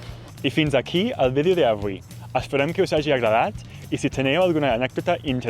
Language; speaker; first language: Catalan; native; Catalan